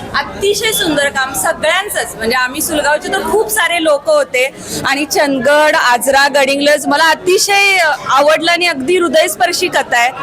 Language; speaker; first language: Marathi; native; Marathi